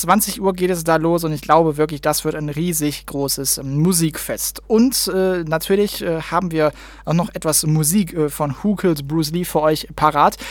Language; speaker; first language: German; native; German